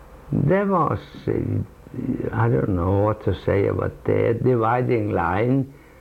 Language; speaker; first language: English; non-native, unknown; Swedish